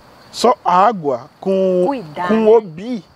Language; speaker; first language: Portuguese; non-native, learner; Yoruba